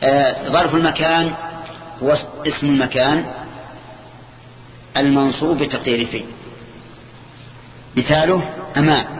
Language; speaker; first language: Arabic; native; Arabic